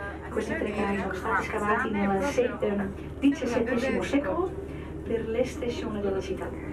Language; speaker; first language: Italian; non-native, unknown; Dutch